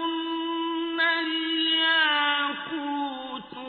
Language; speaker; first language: Arabic; native; Arabic